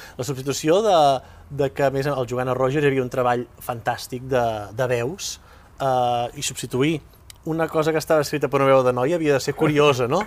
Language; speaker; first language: Catalan; native; Catalan